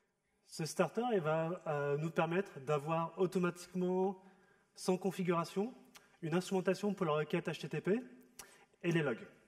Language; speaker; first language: French; native; French